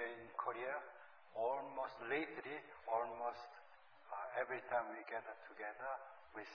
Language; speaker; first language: English; non-native, learner; Korean